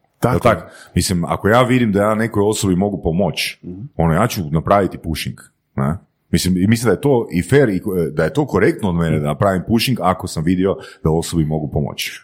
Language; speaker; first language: Croatian; native; Croatian